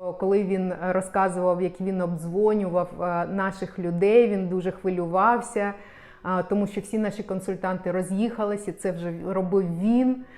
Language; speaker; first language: Ukrainian; non-native, local second language; Russian